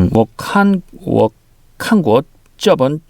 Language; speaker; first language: Chinese; non-native, learner; Korean